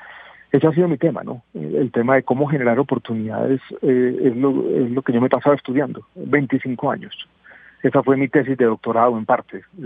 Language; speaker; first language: Spanish; native; Spanish